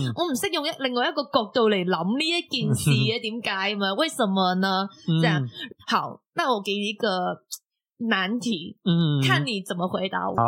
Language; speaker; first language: Chinese; non-native, local second language; Cantonese